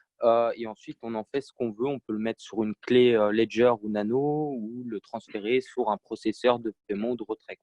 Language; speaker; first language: French; native; French